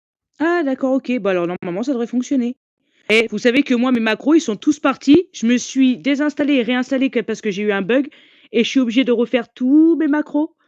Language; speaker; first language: French; native; French